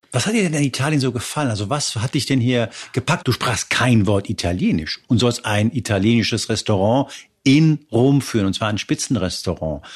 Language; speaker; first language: German; early bilingual, other home language; Spanish